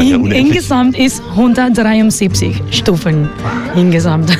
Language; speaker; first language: German; non-native, learner; Spanish